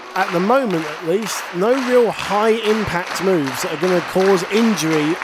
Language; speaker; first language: English; native; English